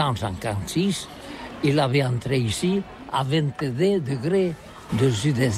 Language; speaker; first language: French; non-native, learner; Catalan